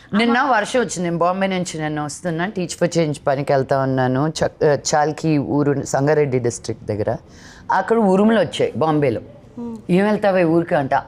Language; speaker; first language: Telugu; native; Telugu